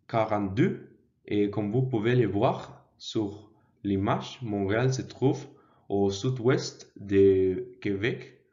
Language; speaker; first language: French; non-native, learner; Spanish